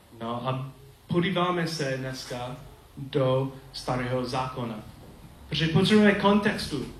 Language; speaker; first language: Czech; non-native, learner; English